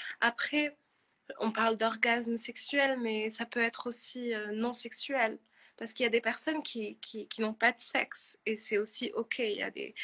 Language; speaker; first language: French; non-native, local second language; Arabic